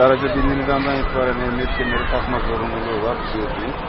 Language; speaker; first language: Turkish; native; Turkish